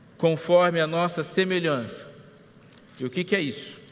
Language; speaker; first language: Portuguese; native; Portuguese